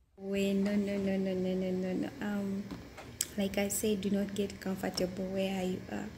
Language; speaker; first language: English; non-native, local second language; Ganda